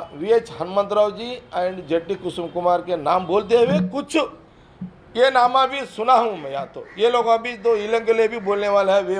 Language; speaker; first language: Hindi; non-native, local second language; Telugu